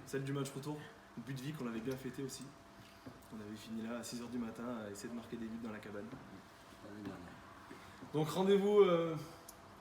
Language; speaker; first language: French; native; French